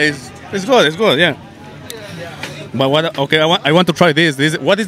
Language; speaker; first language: English; non-native, learner; Spanish